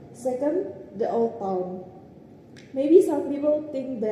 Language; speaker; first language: English; non-native, learner; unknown